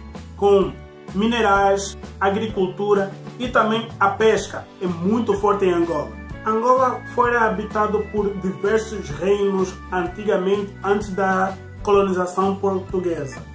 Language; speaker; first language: Portuguese; native; Portuguese